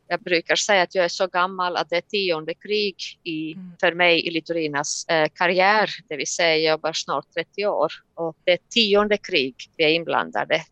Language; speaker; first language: Swedish; non-native, fluent; Latvian